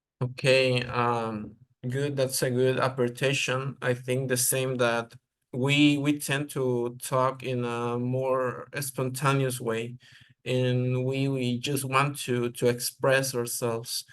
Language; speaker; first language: English; non-native, learner; Spanish